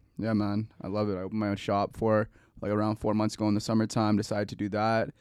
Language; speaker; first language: English; early bilingual, other home language; Vietnamese